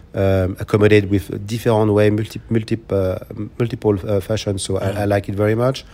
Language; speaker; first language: English; non-native, fluent; French